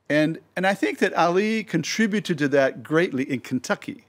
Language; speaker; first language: English; native; English